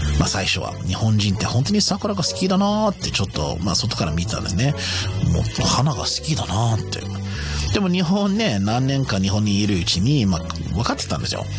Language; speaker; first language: Japanese; non-native, fluent; English